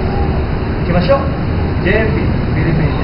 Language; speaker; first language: Japanese; non-native, learner; Filipino